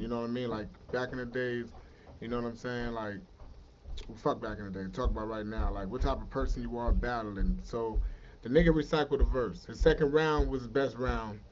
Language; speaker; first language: English; native; English